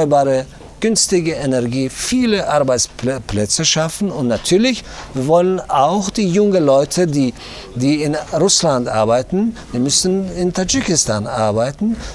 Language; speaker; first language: German; non-native, fluent; Tajik